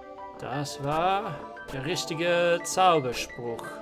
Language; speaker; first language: German; non-native, learner; English